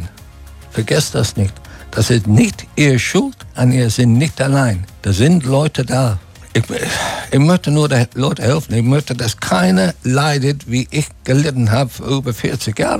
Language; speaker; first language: German; non-native, fluent; English